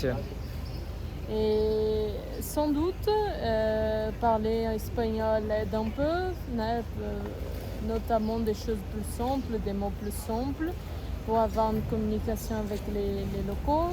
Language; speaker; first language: French; non-native, fluent; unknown